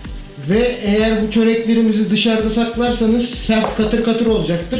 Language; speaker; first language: Turkish; native; Turkish